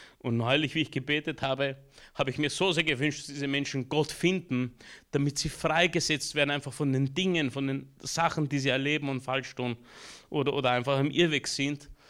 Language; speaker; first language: German; early bilingual, other home language; Romanian